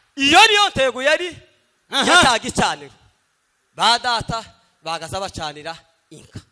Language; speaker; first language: Kinyarwanda; native; Kinyarwanda